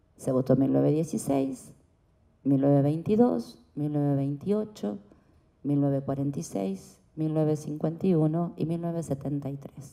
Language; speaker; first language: Spanish; native; Spanish